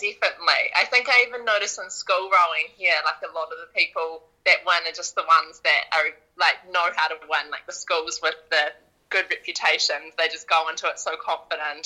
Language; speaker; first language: English; native; English